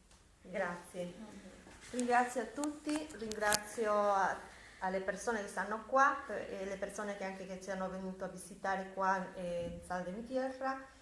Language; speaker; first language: Italian; non-native, fluent; Spanish